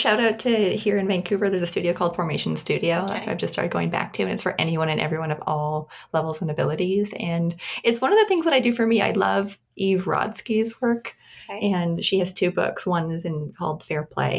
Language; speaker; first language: English; native; English